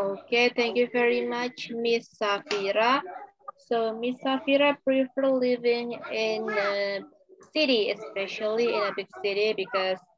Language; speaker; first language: English; non-native, fluent; Indonesian